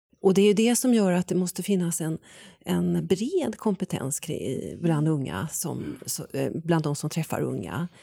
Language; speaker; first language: Swedish; native; Swedish